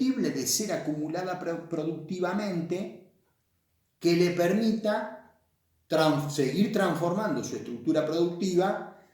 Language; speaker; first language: Spanish; native; Spanish